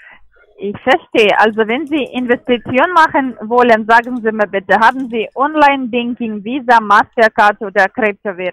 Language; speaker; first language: German; non-native, learner; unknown